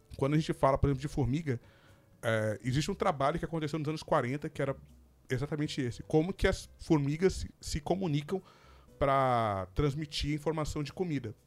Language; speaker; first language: Portuguese; native; Portuguese